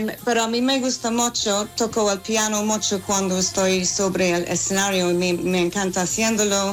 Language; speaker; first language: Spanish; non-native, fluent; English